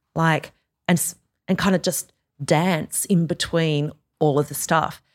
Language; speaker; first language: English; native; English